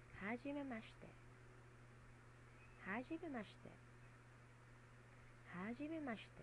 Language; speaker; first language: Japanese; non-native, learner; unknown